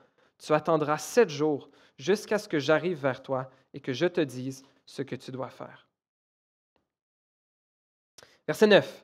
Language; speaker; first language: French; native; French